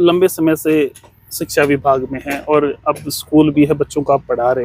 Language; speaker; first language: Hindi; native; Hindi